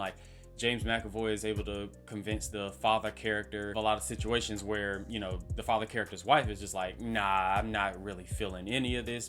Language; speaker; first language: English; native; English